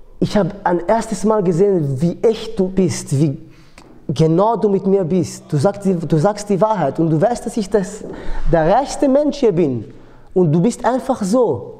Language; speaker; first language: German; early bilingual, other home language; Georgian